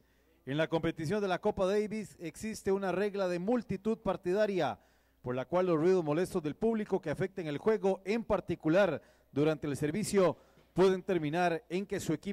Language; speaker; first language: Spanish; native; Spanish